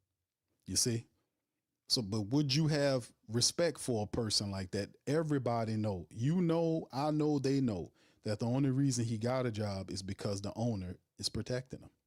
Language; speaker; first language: English; native; English